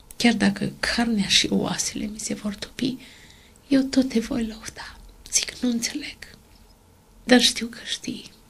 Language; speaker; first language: Romanian; native; Romanian